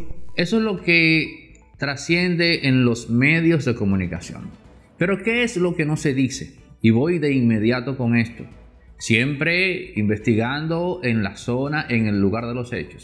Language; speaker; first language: Spanish; native; Spanish